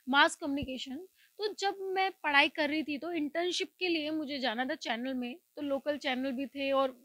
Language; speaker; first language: Hindi; native; Hindi